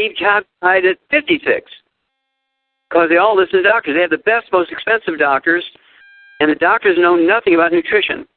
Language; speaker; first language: English; native; English